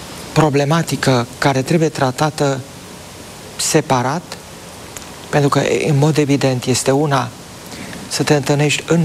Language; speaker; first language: Romanian; native; Romanian